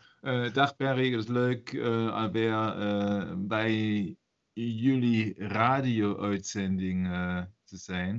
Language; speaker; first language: Dutch; non-native, learner; German